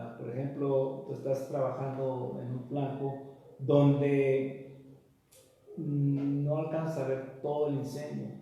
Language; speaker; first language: Spanish; early bilingual, heritage; Spanish